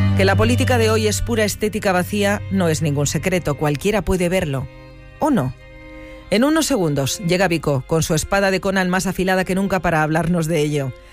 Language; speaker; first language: Spanish; native; Spanish